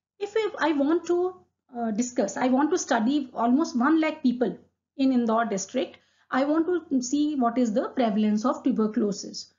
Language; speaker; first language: English; non-native, local second language; Hindi